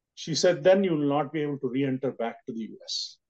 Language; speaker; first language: English; non-native, local second language; Telugu